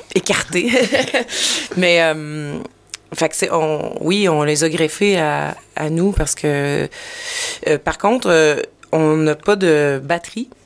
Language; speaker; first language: French; native; French